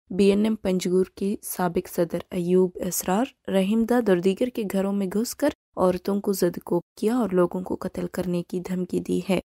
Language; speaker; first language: Urdu; non-native, local second language; Baluchi